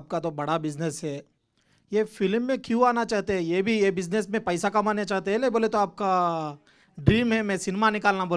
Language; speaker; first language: Hindi; non-native, local second language; Telugu